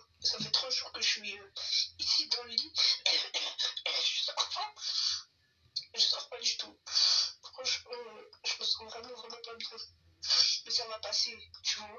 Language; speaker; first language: French; non-native, local second language; Lingala